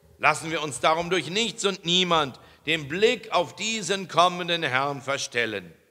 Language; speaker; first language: German; native; German